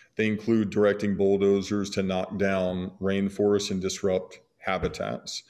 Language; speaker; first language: English; native; English